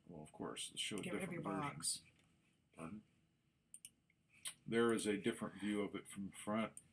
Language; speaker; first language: English; native; English